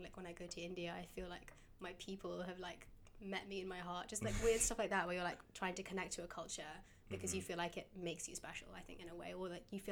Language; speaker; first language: English; native; English